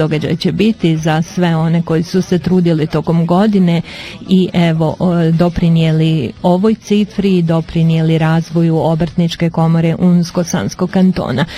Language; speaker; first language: Bosnian; native; Bosnian